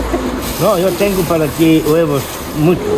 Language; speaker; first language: Spanish; non-native, learner; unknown